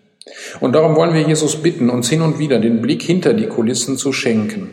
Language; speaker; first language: German; native; German